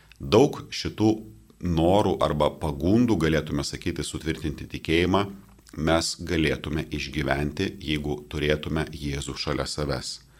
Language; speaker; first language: Lithuanian; non-native, local second language; Polish